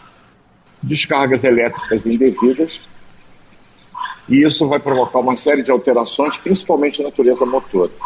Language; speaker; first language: Portuguese; native; Portuguese